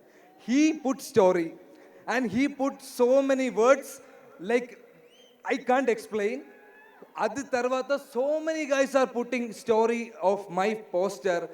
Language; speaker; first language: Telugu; non-native, learner; Malayalam